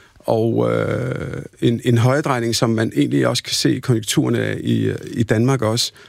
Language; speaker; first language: Danish; early bilingual, other home language; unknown